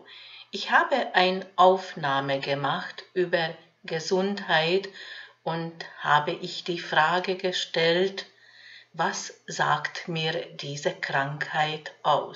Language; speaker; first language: German; non-native, fluent; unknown